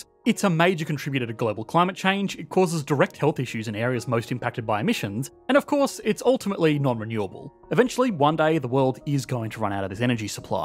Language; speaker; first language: English; native; English